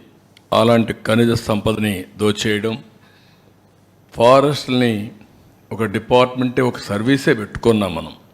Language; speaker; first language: Telugu; native; Telugu